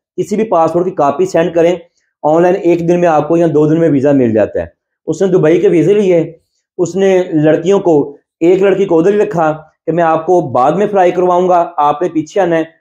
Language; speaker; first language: Urdu; non-native, local second language; Punjabi